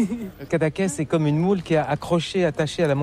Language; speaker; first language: French; native; French